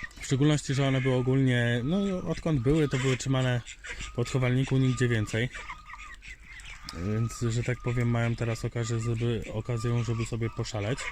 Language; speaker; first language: Polish; native; Polish